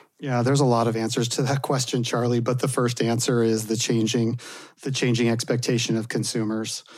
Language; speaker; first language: English; native; English